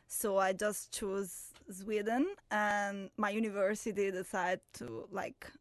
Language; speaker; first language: English; non-native, fluent; Italian